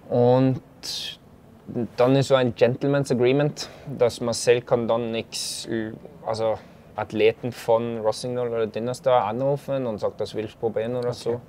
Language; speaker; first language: German; non-native, fluent; Norwegian